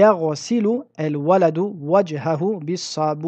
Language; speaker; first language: Arabic; non-native, fluent; French